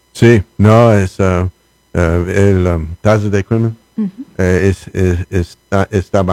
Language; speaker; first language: Spanish; non-native, learner; English